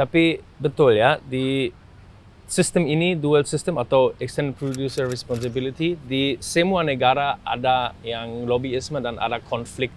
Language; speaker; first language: Indonesian; non-native, fluent; German